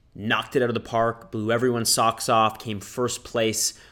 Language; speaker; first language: English; native; English